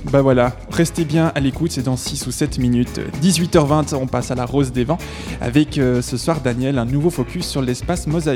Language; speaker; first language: French; native; French